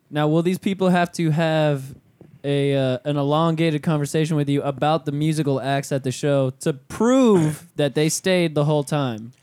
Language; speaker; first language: English; native; English